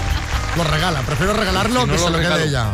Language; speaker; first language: Spanish; native; Spanish